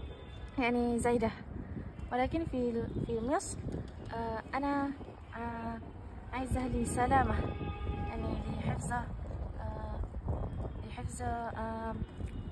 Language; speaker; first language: Arabic; non-native, learner; Malay